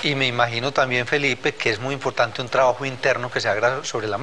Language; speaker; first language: Spanish; native; Spanish